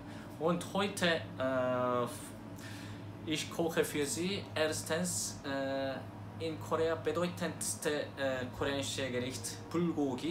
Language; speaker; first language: German; non-native, learner; Korean